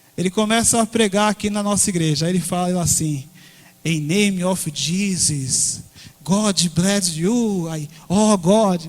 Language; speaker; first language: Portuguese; native; Portuguese